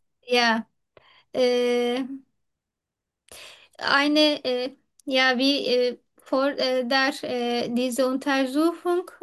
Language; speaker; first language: German; non-native, learner; Turkish